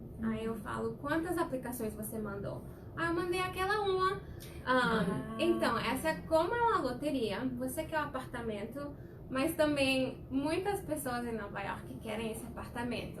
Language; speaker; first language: Portuguese; non-native, fluent; Spanish